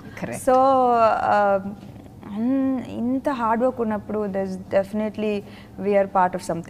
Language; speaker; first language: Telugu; non-native, fluent; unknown